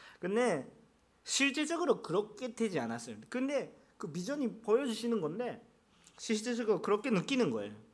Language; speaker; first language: Korean; non-native, fluent; Japanese